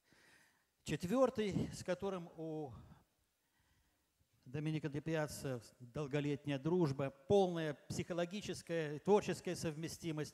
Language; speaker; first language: Russian; native; Russian